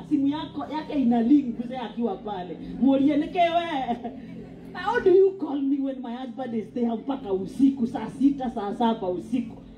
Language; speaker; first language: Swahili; non-native, local second language; Kikuyu